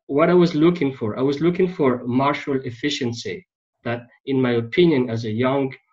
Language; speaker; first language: English; non-native, fluent; French